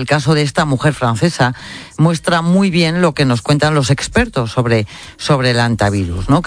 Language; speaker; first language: Spanish; native; Spanish